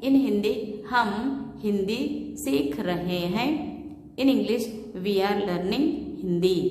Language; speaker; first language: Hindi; non-native, local second language; Telugu